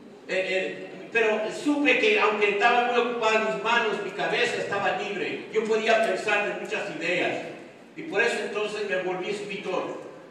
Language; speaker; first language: Spanish; early bilingual, heritage; Spanish